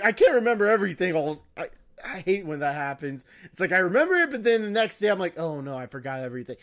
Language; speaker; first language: English; native; English